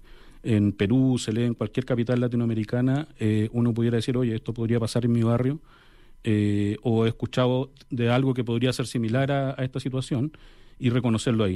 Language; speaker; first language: Spanish; native; Spanish